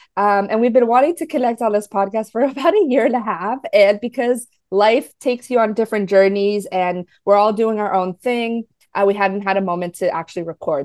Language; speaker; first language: English; early bilingual, other home language; Spanish